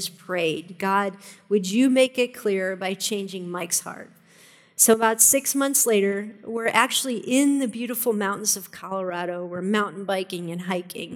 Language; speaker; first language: English; native; English